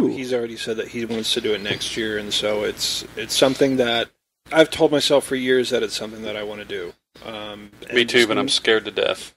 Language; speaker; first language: English; native; English